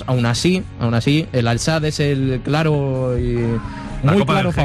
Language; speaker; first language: Spanish; native; Spanish